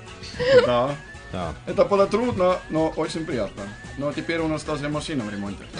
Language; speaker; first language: Russian; non-native, fluent; Estonian